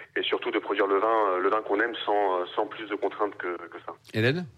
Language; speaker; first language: French; native; French